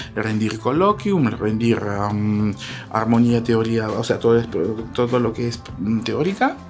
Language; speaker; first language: Spanish; non-native, fluent; Russian